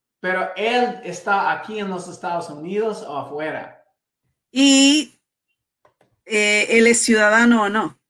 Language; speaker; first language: Spanish; non-native, fluent; English